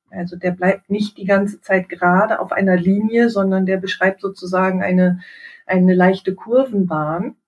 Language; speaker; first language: German; native; German